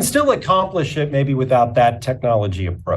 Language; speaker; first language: English; native; English